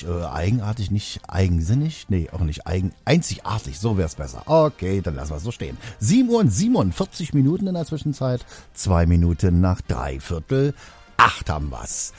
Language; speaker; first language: German; native; German